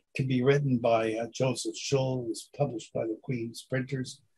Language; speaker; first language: English; native; English